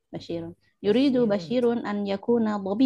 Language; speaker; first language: Arabic; non-native, learner; Indonesian